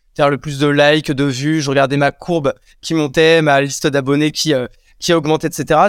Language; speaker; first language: French; native; French